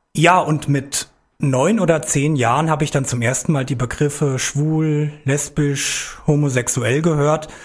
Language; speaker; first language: German; native; German